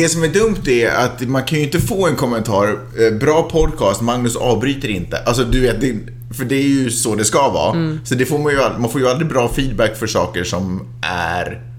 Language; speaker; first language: Swedish; native; Swedish